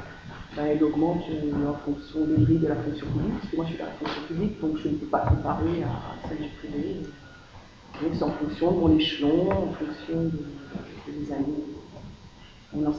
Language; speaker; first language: French; native; French